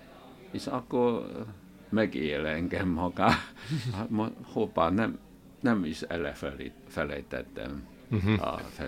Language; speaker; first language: Hungarian; non-native, learner; Chinese